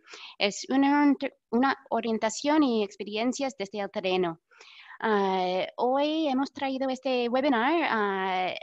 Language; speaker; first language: Spanish; non-native, fluent; English